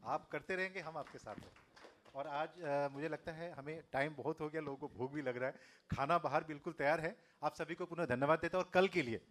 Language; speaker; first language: Hindi; non-native, local second language; Assamese